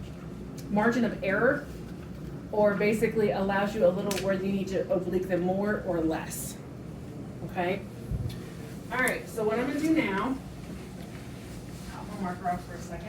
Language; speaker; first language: English; native; English